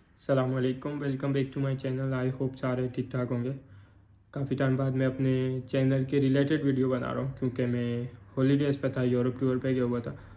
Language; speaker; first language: Urdu; non-native, local second language; Northern Hindko